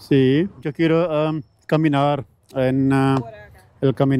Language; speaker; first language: Spanish; non-native, learner; Urdu